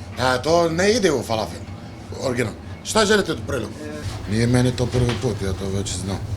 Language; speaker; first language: Bosnian; non-native, fluent; Arabic